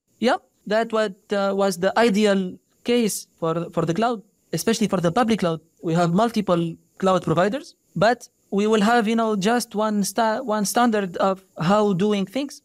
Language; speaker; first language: English; non-native, fluent; Arabic